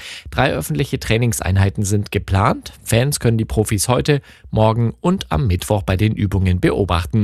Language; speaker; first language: German; native; German